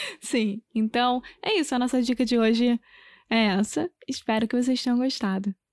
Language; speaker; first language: Portuguese; native; Portuguese